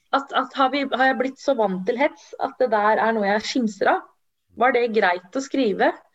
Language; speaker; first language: Norwegian; early bilingual, other home language; Tamil